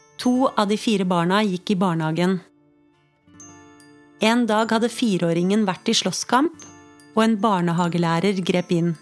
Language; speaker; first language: Norwegian; native; Norwegian